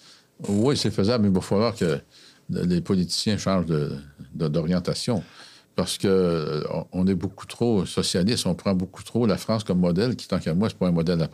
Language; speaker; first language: French; native; French